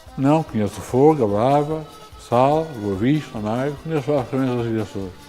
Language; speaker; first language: Portuguese; native; Portuguese